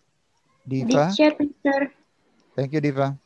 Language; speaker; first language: English; non-native, learner; Indonesian